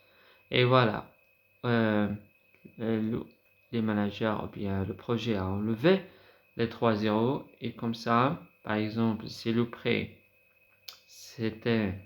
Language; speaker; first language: French; non-native, fluent; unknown